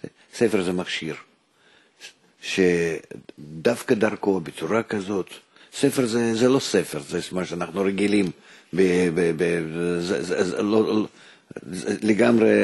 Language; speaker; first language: Hebrew; non-native, fluent; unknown